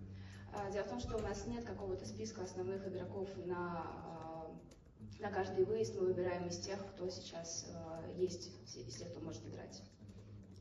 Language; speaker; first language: Russian; native; Russian